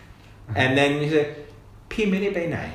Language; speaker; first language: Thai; non-native, fluent; English